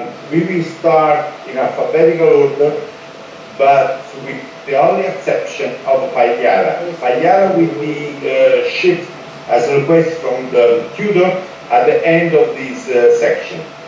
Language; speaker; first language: English; non-native, fluent; Italian